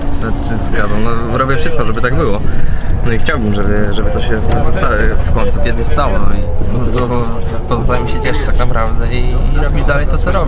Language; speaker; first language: Polish; native; Polish